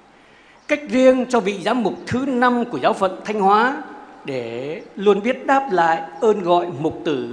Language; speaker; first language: Vietnamese; native; Vietnamese